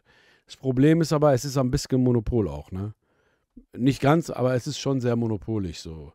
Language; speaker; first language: German; native; German